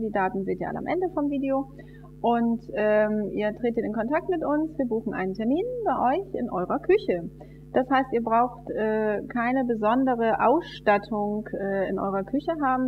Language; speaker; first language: German; native; German